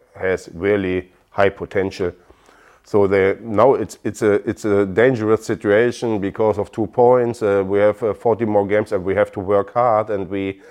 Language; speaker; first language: English; non-native, fluent; German